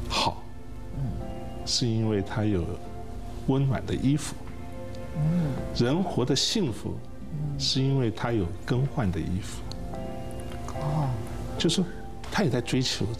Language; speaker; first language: Chinese; native; Chinese